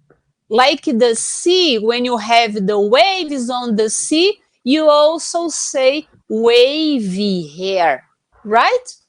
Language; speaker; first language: English; non-native, fluent; Portuguese